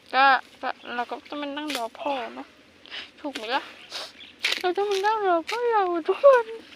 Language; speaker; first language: Thai; native; Thai